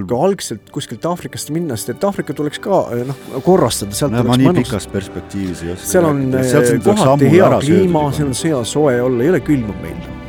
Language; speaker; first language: Estonian; native; Estonian